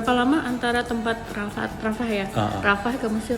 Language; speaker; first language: Indonesian; native; Indonesian